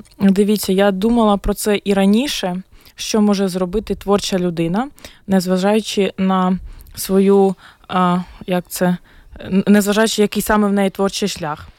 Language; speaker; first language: Ukrainian; non-native, local second language; Russian